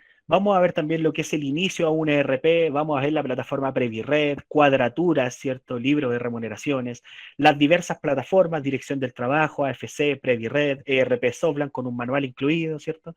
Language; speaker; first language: Spanish; native; Spanish